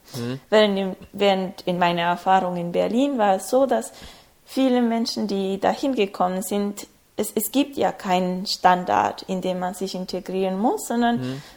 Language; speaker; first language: German; non-native, fluent; Spanish